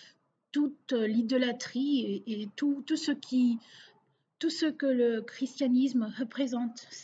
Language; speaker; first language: French; non-native, local second language; Portuguese